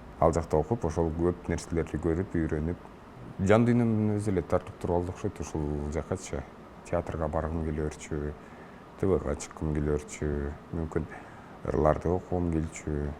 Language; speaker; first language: Kyrgyz; native; Kyrgyz